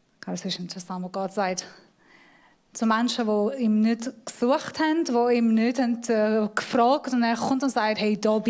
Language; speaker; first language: German; non-native, fluent; Persian